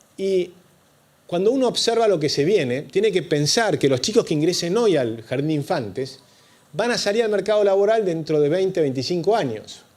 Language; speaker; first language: Spanish; native; Spanish